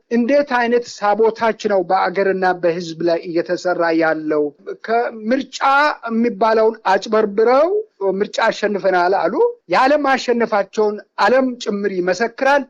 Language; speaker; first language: Amharic; non-native, local second language; Wolaytta